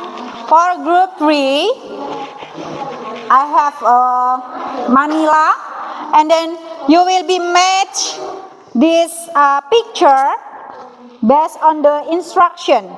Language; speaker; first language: English; non-native, learner; Indonesian